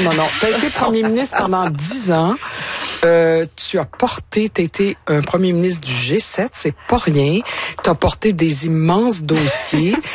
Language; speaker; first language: French; native; French